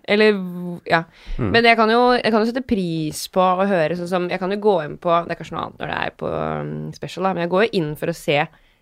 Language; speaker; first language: Norwegian; native; Norwegian